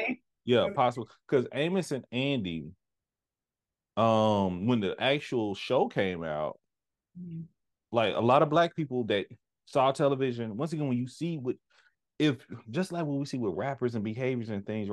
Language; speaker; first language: English; native; English